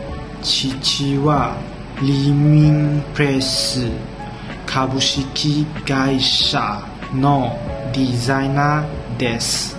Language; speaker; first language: Japanese; non-native, learner; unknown